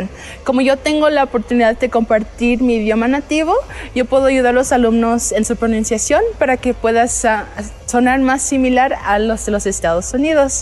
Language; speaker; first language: Spanish; non-native, fluent; English